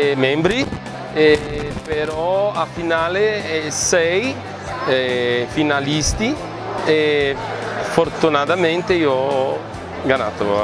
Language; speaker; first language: Italian; non-native, learner; Portuguese